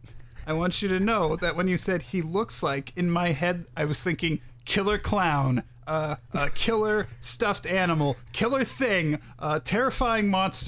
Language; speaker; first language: English; native; English